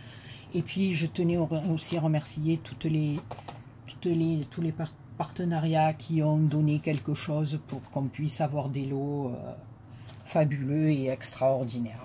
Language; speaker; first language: French; native; French